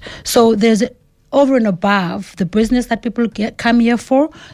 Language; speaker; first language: English; non-native, local second language; Xhosa